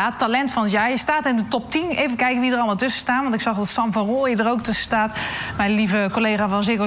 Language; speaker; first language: Dutch; native; Dutch